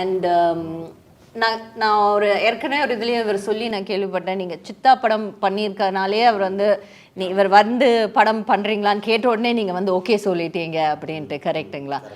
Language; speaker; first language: Tamil; native; Tamil